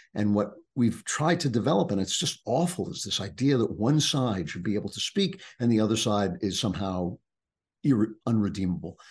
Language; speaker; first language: English; native; English